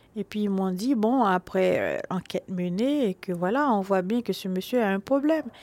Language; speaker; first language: French; non-native, local second language; Haitian Creole